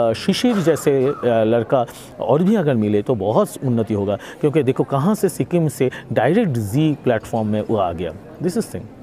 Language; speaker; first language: Hindi; non-native, local second language; Bangla